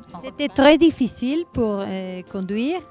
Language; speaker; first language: French; non-native, learner; Spanish